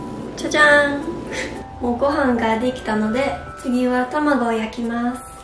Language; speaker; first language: Japanese; non-native, learner; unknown